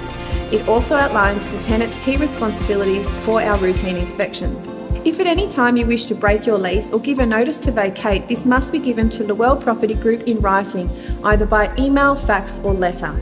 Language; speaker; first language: English; native; English